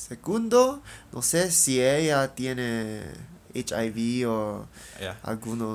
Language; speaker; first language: Spanish; non-native, learner; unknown